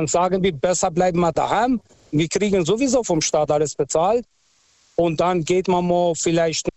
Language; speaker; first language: German; non-native, fluent; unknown